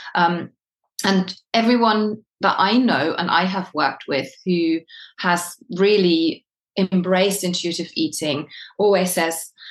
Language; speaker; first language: English; non-native, fluent; German